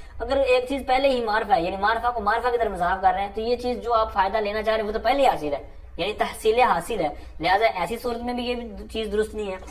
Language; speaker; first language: Urdu; non-native, local second language; Punjabi